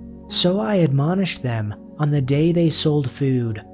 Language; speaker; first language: English; native; English